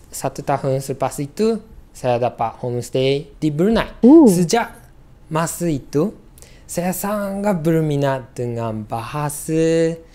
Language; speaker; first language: Indonesian; non-native, learner; Japanese